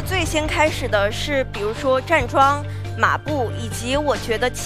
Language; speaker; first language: Chinese; native; Chinese